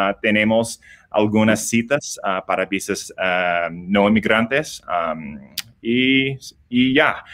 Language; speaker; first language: Spanish; non-native, learner; English